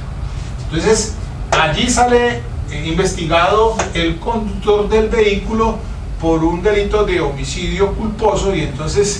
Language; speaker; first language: Spanish; native; Spanish